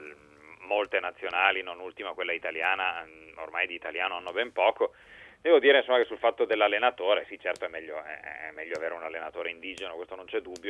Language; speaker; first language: Italian; native; Italian